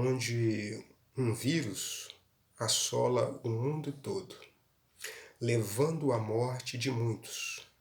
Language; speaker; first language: Portuguese; native; Portuguese